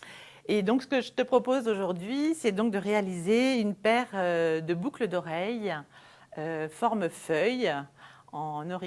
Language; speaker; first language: French; native; French